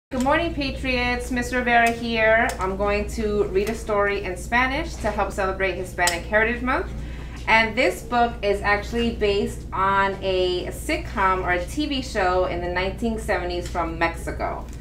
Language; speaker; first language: English; early bilingual, other home language; Spanish